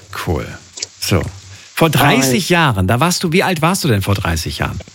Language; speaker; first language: German; native; German